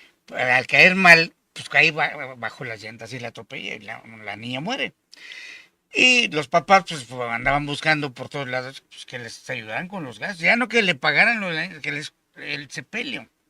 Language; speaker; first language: Spanish; native; Spanish